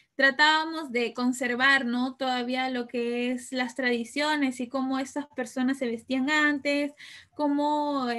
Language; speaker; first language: Spanish; early bilingual, other home language; Italian